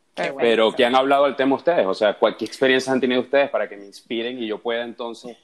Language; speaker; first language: Spanish; native; Spanish